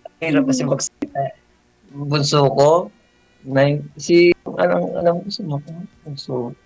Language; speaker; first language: Filipino; native; Filipino